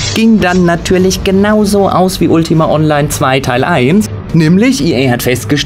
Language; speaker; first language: German; native; German